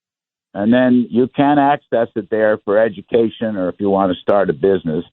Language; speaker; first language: English; native; English